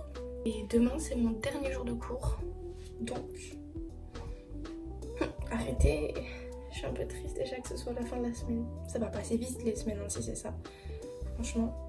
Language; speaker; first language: French; native; French